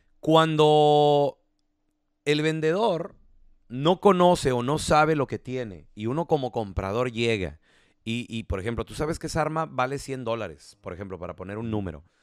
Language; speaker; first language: Spanish; native; Spanish